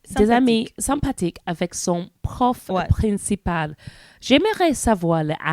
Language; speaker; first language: French; non-native, learner; English